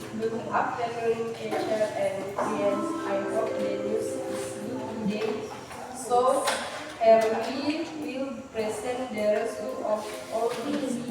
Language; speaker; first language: English; non-native, learner; Indonesian